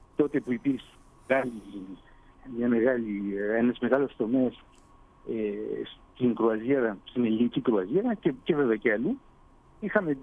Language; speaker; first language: Greek; early bilingual, heritage; Greek